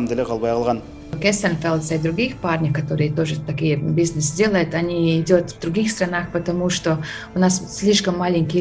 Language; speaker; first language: Russian; non-native, fluent; Latvian